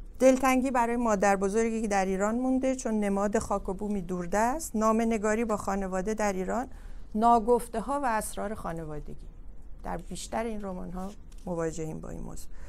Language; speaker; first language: Persian; native; Persian